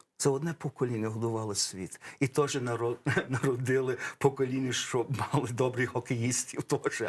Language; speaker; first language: Ukrainian; early bilingual, heritage; English